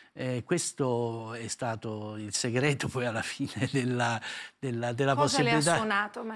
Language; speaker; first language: Italian; native; Italian